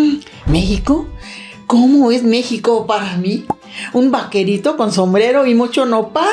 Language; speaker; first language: Spanish; non-native, learner; Thai